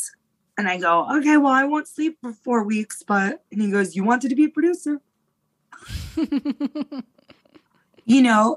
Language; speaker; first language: English; native; English